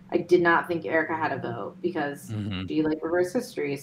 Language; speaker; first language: English; native; English